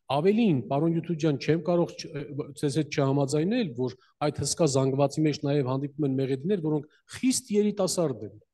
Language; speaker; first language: Armenian; native; Armenian